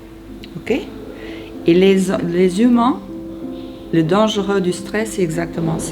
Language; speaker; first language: French; non-native, fluent; Portuguese